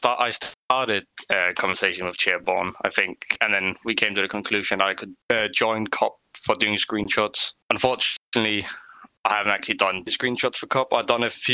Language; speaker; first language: English; non-native, fluent; Danish